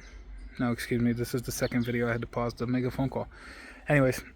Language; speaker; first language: English; native; English